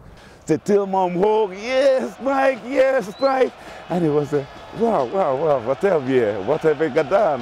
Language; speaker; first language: Dutch; non-native, fluent; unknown